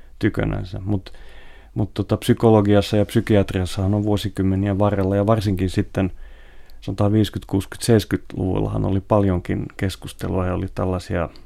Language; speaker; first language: Finnish; non-native, local second language; Swedish